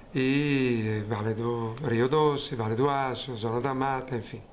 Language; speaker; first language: Portuguese; non-native, fluent; Italian